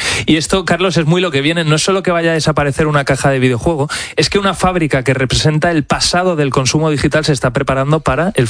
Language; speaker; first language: Spanish; native; Spanish